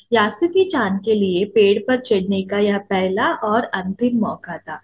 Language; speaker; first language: Hindi; non-native, local second language; Telugu